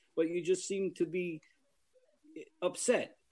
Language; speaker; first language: English; native; English